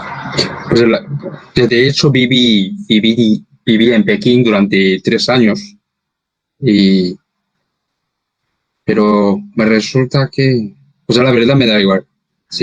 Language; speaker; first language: Spanish; non-native, fluent; Korean